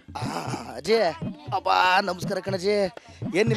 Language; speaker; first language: Kannada; native; Kannada